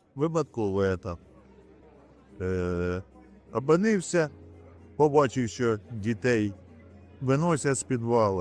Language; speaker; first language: Ukrainian; non-native, local second language; Russian